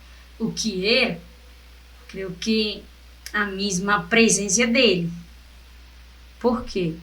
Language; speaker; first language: Portuguese; non-native, fluent; Spanish